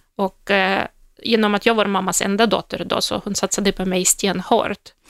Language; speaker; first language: Swedish; non-native, fluent; Russian